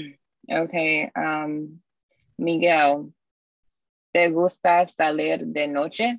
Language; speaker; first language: Spanish; non-native, learner; English